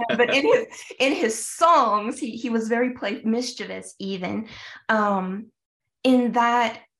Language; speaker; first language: English; early bilingual, other home language; French